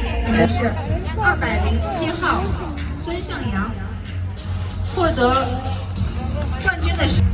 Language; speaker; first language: Chinese; native; Chinese